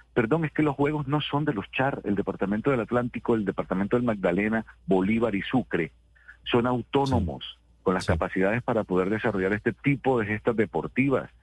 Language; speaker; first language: Spanish; native; Spanish